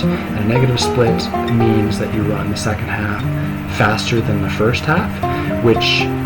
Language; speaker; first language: English; native; English